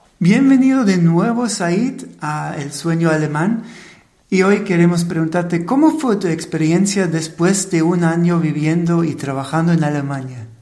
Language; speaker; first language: Spanish; non-native, fluent; German